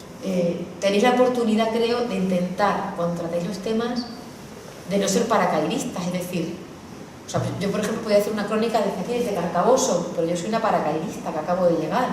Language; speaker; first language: Spanish; native; Spanish